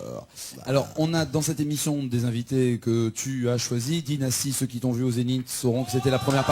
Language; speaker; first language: French; native; French